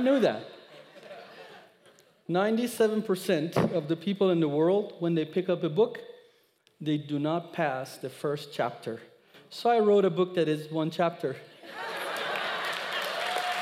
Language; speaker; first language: English; non-native, fluent; Persian